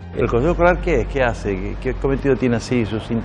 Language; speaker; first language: Spanish; native; Spanish